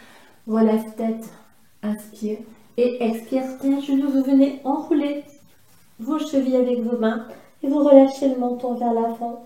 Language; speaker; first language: French; native; French